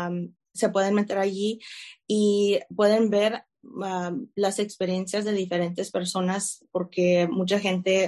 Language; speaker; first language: Spanish; early bilingual, heritage; Spanish